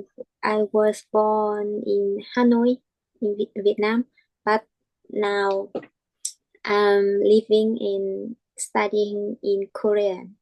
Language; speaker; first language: English; non-native, learner; Vietnamese